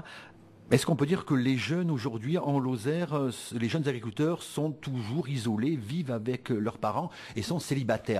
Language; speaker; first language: French; native; French